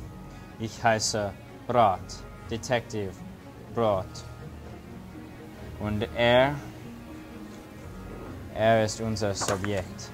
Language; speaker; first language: German; non-native, learner; English